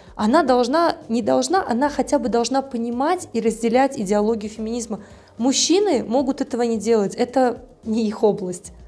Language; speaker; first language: Russian; non-native, local second language; Tajik